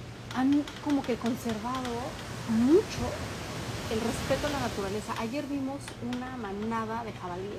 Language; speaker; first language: Spanish; early bilingual, other home language; Polish